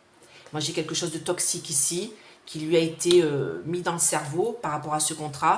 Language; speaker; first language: French; native; French